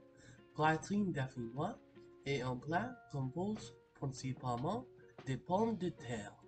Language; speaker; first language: French; non-native, learner; English